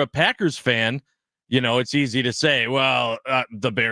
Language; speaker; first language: English; native; English